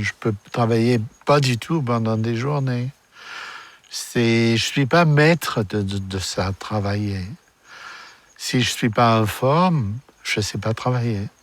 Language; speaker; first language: French; non-native, fluent; German